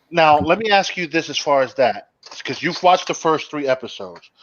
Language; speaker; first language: English; native; English